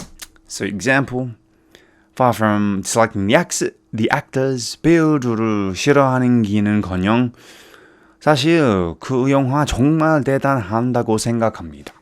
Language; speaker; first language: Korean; non-native, fluent; English